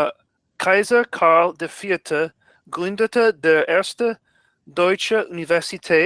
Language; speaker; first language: German; non-native, learner; English